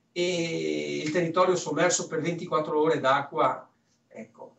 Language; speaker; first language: Italian; early bilingual, other home language; French